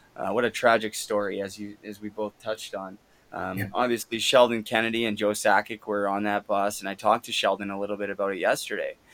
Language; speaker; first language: English; native; English